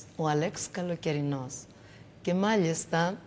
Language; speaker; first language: Greek; native; Greek